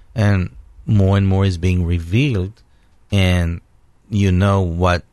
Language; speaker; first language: English; non-native, fluent; Hebrew